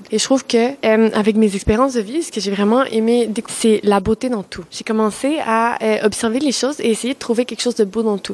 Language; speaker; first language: French; non-native, fluent; Spanish